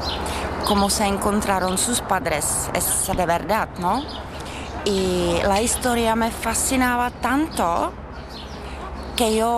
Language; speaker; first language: Spanish; non-native, learner; Czech